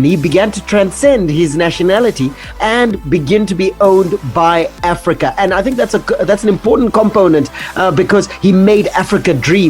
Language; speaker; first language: English; native; English